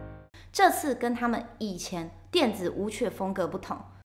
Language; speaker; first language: Chinese; native; Chinese